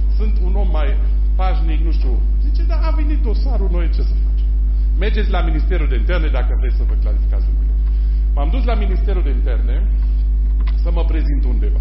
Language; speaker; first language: Romanian; non-native, fluent; German